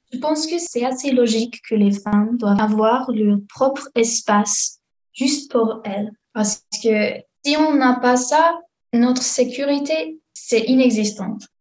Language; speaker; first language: French; non-native, fluent; English